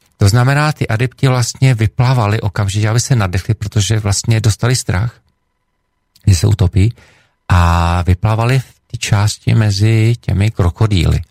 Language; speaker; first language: Czech; native; Czech